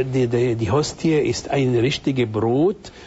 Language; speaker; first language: German; non-native, fluent; Arabic